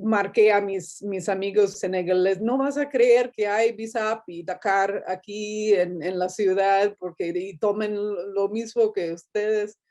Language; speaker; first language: Spanish; non-native, fluent; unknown